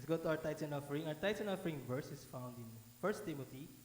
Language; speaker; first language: English; non-native, local second language; Filipino